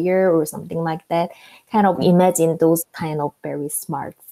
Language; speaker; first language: English; non-native, fluent; Korean